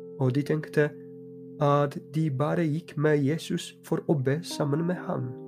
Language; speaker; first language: Norwegian; non-native, fluent; Polish